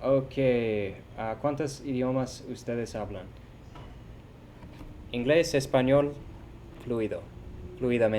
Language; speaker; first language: Spanish; non-native, fluent; English